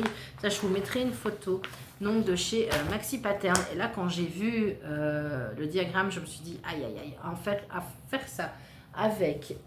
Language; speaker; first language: French; native; French